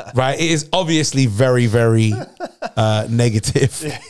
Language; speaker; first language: English; native; English